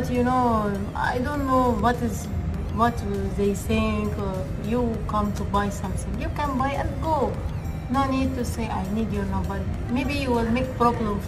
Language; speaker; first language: English; non-native, learner; Arabic